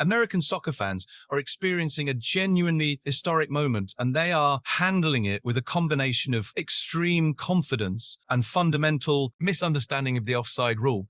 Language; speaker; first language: English; native; English